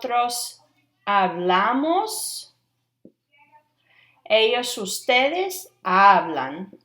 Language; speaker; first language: Spanish; non-native, fluent; English